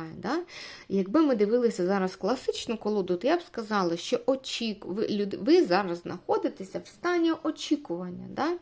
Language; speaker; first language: Ukrainian; non-native, local second language; Russian